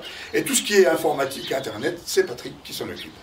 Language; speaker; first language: French; native; French